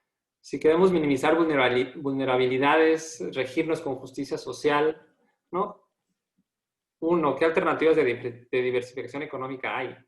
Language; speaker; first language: Spanish; native; Spanish